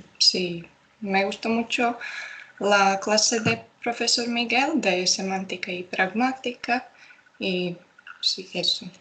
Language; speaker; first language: Spanish; non-native, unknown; Latvian